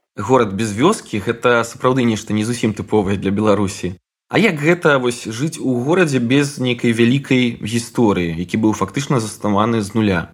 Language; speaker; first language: Belarusian; non-native, local second language; Russian